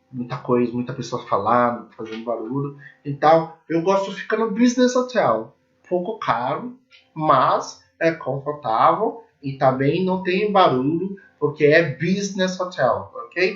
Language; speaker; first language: Portuguese; non-native, learner; English